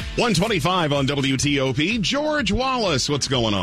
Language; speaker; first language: English; native; English